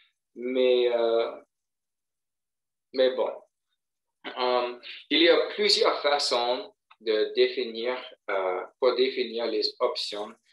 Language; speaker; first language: French; non-native, fluent; English